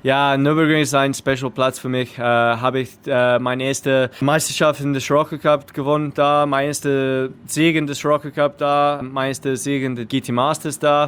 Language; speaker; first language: German; non-native, learner; English